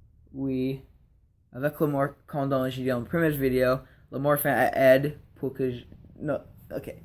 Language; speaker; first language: French; non-native, learner; English